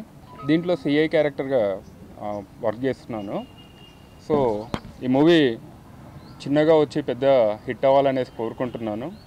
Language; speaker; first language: Telugu; native; Telugu